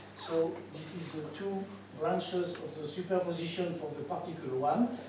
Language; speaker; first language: English; non-native, fluent; French